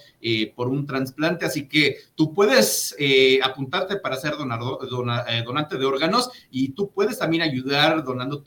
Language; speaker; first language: Spanish; native; Spanish